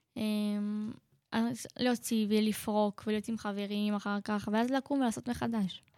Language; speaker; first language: Hebrew; native; Hebrew